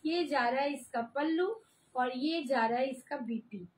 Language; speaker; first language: Hindi; non-native, local second language; Bangla